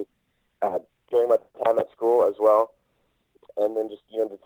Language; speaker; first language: English; native; English